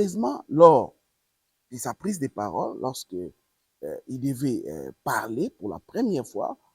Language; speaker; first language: French; non-native, local second language; Lingala